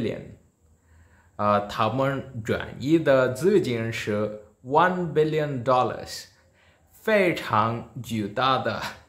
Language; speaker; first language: Chinese; non-native, learner; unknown